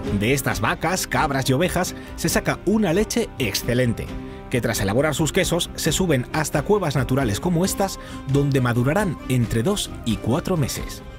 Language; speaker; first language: Spanish; native; Spanish